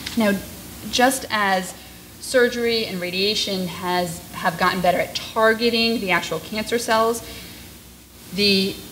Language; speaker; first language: English; native; English